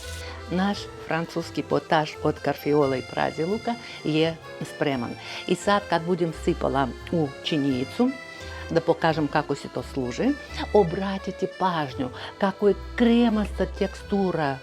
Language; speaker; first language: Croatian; non-native, fluent; Russian